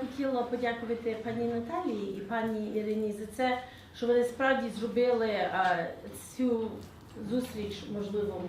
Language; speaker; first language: Ukrainian; early bilingual, heritage; Ukrainian